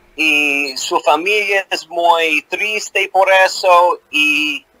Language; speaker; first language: Spanish; non-native, learner; English